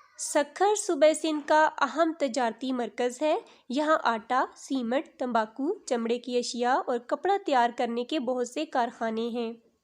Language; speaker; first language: Urdu; native; Urdu